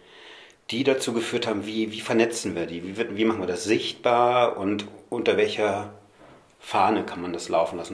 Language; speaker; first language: German; native; German